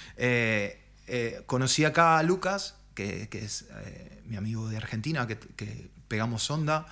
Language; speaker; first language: Spanish; native; Spanish